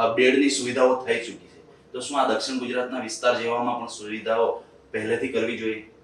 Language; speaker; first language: Gujarati; native; Gujarati